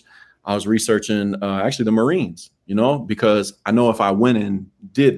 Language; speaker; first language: English; native; English